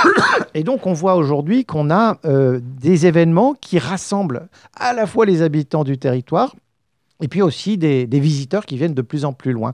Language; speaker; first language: French; native; French